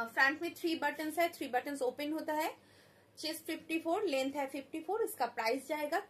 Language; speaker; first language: Hindi; non-native, local second language; Bangla